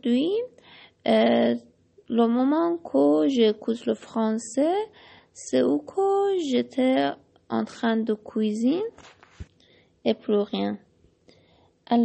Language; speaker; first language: French; non-native, learner; Persian